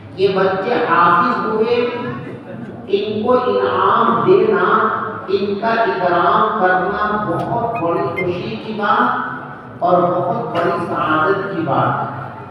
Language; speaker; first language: Urdu; native; Urdu